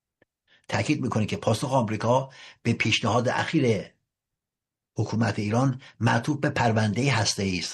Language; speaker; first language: Persian; native; Persian